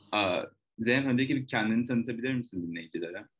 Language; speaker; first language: Turkish; native; Turkish